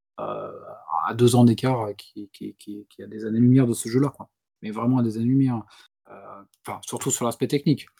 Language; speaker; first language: French; native; French